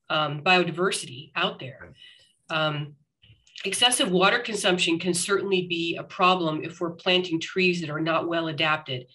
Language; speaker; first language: English; native; English